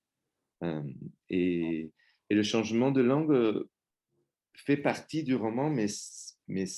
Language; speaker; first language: French; non-native, fluent; Spanish